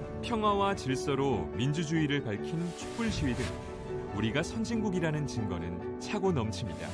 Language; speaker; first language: Korean; native; Korean